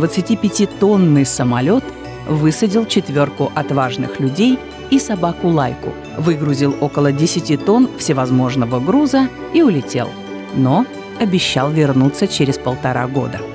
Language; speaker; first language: Russian; native; Russian